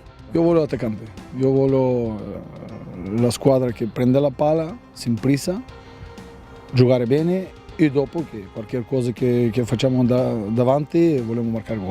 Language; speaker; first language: Italian; non-native, fluent; Bulgarian